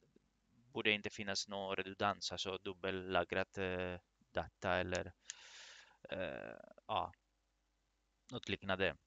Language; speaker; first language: Swedish; non-native, fluent; Greek